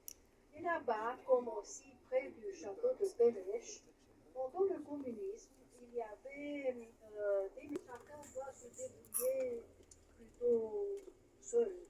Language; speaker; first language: French; non-native, fluent; Romanian